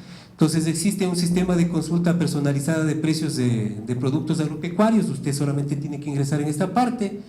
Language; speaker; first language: Spanish; native; Spanish